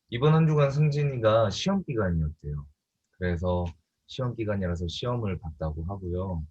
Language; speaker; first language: Korean; native; Korean